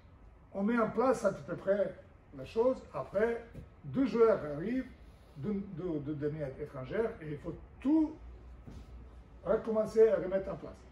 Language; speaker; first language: French; non-native, fluent; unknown